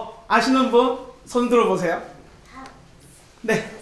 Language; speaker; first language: Korean; native; Korean